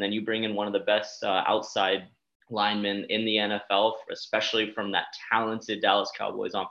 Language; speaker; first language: English; native; English